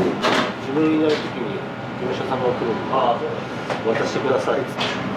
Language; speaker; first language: Japanese; native; Japanese